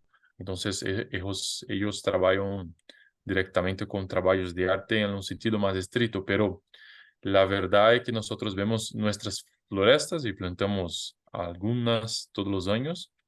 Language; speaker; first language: Spanish; non-native, fluent; Portuguese